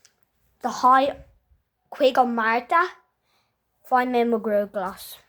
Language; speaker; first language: Irish; non-native, local second language; English